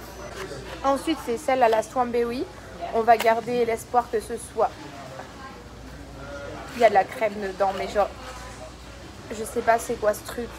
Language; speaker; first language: French; native; French